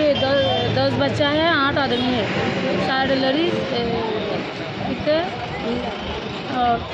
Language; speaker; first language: Hindi; non-native, learner; Rohingya